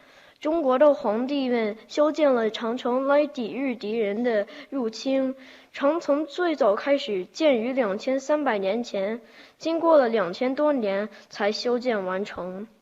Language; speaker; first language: Chinese; early bilingual, heritage; Chinese